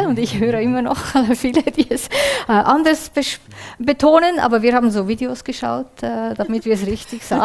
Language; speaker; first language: German; native; German